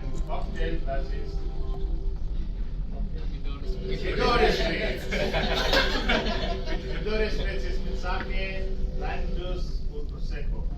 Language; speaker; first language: German; non-native, learner; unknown